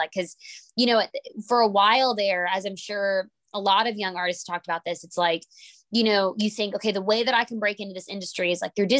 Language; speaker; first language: English; native; English